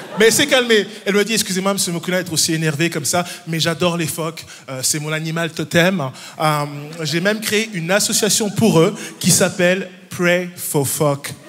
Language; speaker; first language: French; early bilingual, other home language; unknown